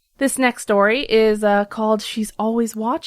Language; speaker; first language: English; native; English